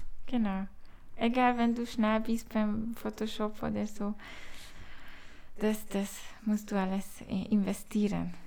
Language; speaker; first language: German; non-native, learner; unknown